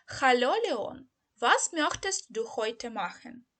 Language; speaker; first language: German; non-native, learner; Ukrainian